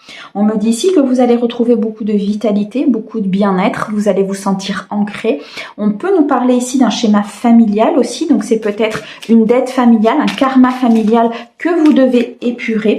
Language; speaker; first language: French; native; French